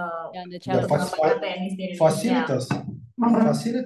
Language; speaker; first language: Indonesian; non-native, fluent; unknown